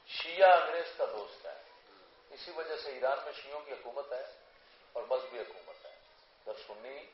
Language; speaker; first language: Urdu; non-native, local second language; Punjabi